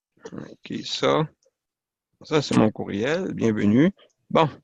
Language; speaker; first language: French; native; French